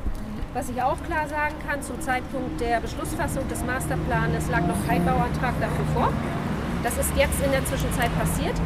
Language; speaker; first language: German; native; German